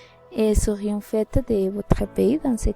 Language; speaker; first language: French; non-native, learner; Spanish